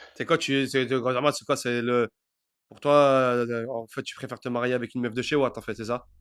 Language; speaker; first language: French; early bilingual, other home language; Arabic